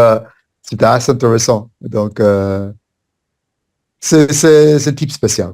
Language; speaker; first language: French; non-native, fluent; English